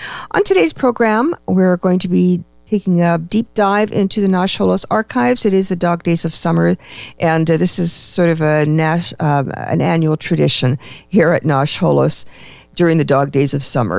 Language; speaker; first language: English; early bilingual, other home language; Ukrainian